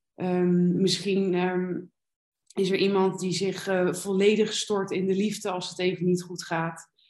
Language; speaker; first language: Dutch; native; Dutch